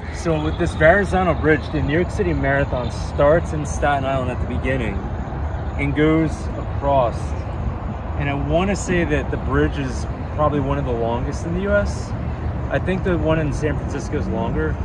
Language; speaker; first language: English; native; English